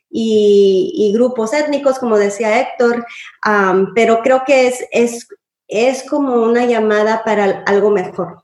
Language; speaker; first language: Spanish; early bilingual, heritage; Spanish